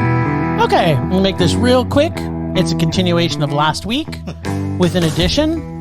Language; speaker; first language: English; native; English